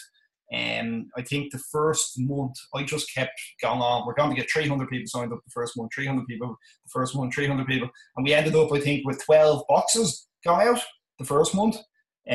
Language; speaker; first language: English; native; English